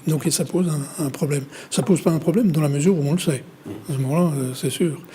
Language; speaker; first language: French; native; French